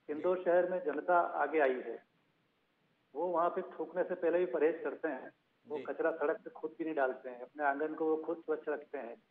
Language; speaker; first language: Hindi; native; Hindi